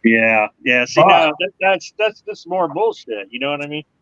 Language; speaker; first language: English; native; English